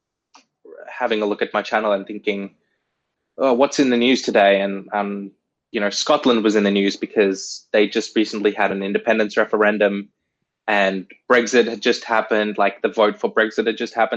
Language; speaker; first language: English; native; English